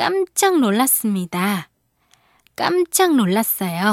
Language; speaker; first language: Korean; non-native, fluent; Vietnamese